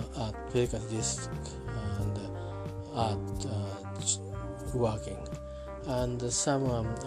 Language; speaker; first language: English; non-native, learner; Japanese